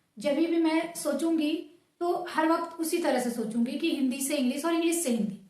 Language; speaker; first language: Hindi; native; Hindi